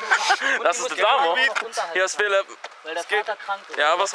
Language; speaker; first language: German; non-native, learner; English